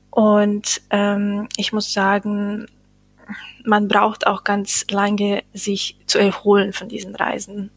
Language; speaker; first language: German; non-native, fluent; Bosnian